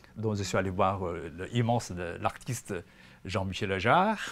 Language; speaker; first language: French; non-native, fluent; Chinese